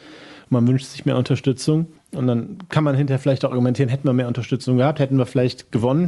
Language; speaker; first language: German; native; German